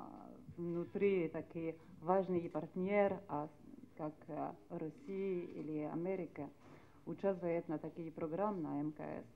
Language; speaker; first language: Russian; non-native, fluent; French